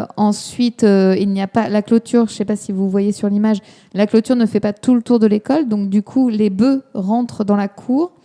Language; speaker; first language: French; native; French